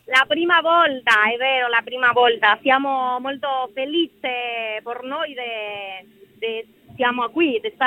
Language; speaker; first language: Italian; non-native, learner; Spanish